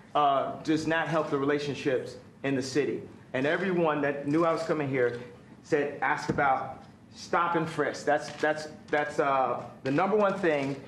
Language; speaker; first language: English; native; English